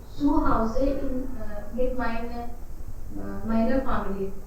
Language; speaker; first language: German; non-native, learner; Hindi